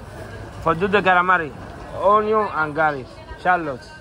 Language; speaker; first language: English; non-native, learner; Spanish